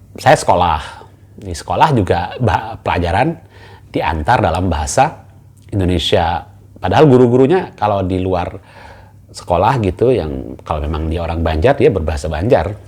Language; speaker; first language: Indonesian; non-native, local second language; Banjar